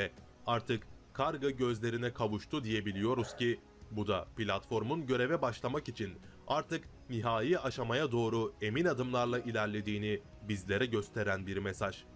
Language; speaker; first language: Turkish; native; Turkish